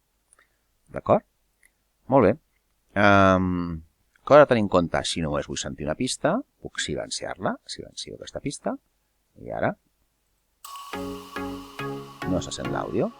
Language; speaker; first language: Catalan; native; Catalan